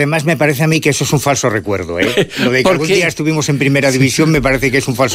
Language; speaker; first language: Spanish; native; Spanish